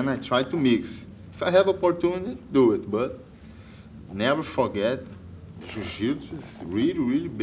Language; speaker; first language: English; non-native, learner; Portuguese